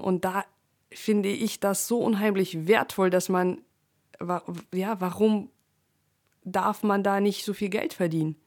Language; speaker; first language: German; early bilingual, other home language; Russian